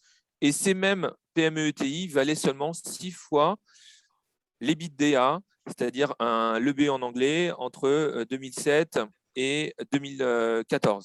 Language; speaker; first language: French; native; French